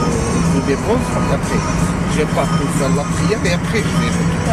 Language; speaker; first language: French; non-native, local second language; Arabic